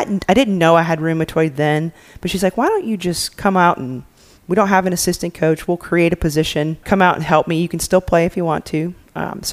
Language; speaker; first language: English; native; English